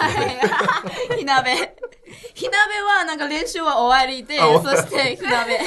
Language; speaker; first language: Japanese; non-native, learner; Chinese